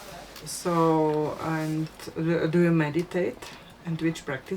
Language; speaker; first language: English; non-native, fluent; Slovenian